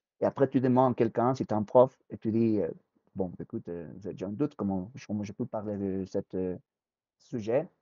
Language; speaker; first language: French; non-native, fluent; Spanish